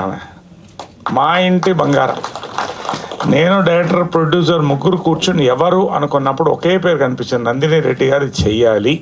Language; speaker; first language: Telugu; native; Telugu